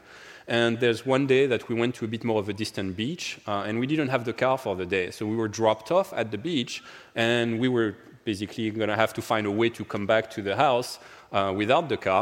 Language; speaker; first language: English; non-native, fluent; French